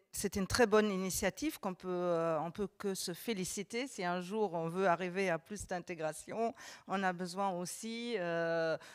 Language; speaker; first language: French; non-native, fluent; German